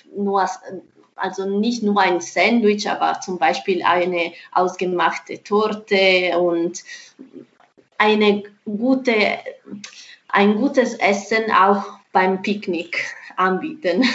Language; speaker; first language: German; non-native, fluent; Italian